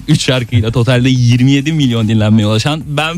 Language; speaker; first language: Turkish; native; Turkish